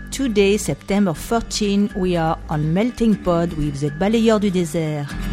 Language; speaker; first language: English; non-native, fluent; French